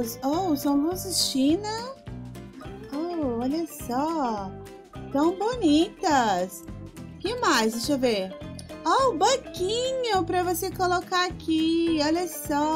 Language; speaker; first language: Portuguese; non-native, fluent; Spanish